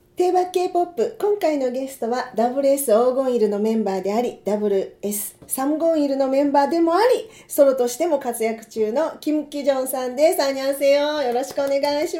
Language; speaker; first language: Japanese; native; Japanese